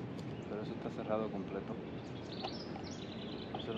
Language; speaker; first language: Spanish; native; Spanish